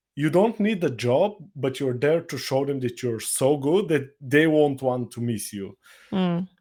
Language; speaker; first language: English; non-native, fluent; Bulgarian